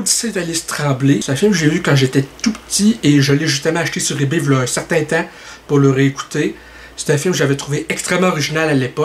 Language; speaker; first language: French; native; French